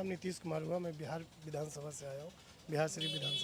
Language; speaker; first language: Hindi; native; Hindi